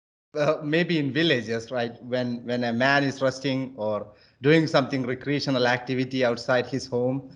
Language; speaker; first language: English; non-native, local second language; Malayalam